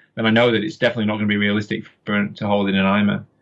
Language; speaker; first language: English; native; English